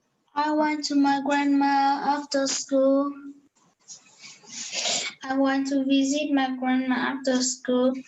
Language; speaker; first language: English; non-native, learner; Vietnamese